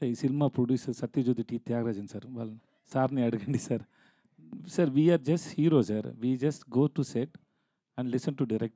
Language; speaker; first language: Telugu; non-native, learner; Tamil